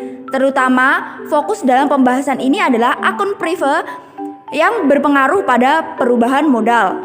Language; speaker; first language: Indonesian; native; Indonesian